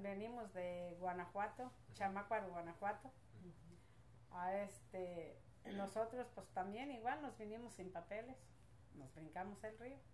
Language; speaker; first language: Spanish; native; Spanish